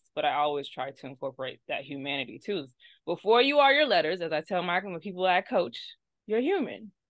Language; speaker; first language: English; native; English